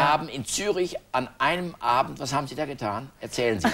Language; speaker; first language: German; native; German